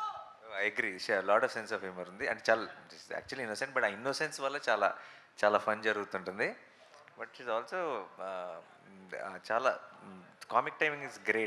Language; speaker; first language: Telugu; native; Telugu